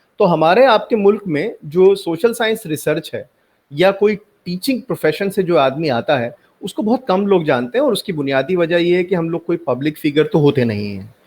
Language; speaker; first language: Hindi; native; Hindi